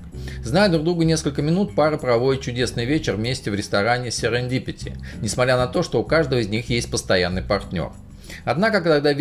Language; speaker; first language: Russian; native; Russian